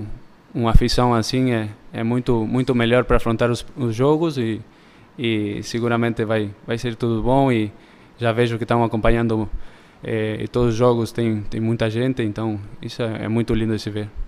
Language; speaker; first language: Portuguese; early bilingual, heritage; Spanish